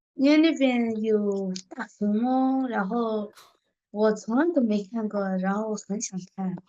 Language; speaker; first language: Chinese; early bilingual, heritage; Chinese